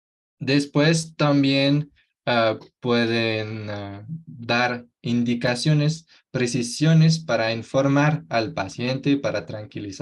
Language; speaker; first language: Spanish; non-native, fluent; French